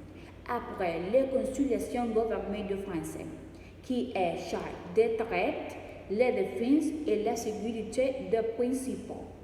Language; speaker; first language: French; non-native, learner; Spanish